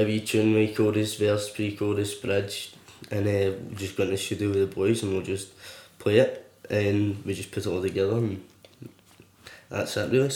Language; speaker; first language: English; native; English